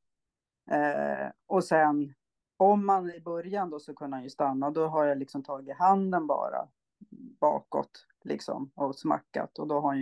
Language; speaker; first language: Swedish; native; Swedish